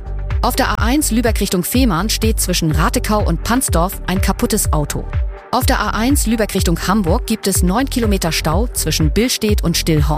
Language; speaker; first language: German; native; German